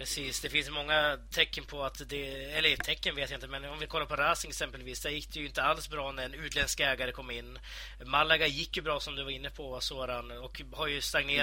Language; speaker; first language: Swedish; native; Swedish